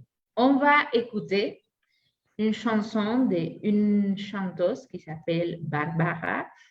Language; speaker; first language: French; non-native, fluent; Spanish